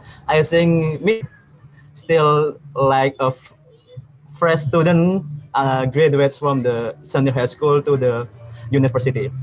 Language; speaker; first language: English; non-native, learner; Indonesian